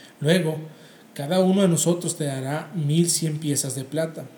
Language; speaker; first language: Spanish; native; Spanish